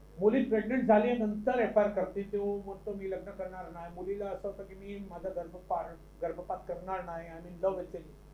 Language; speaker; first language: Marathi; non-native, local second language; Urdu